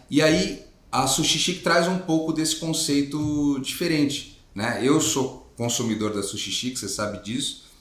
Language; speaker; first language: Portuguese; native; Portuguese